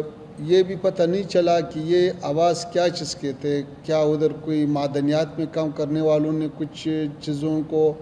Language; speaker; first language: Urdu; non-native, fluent; Pashto